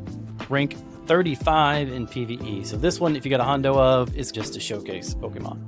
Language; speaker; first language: English; native; English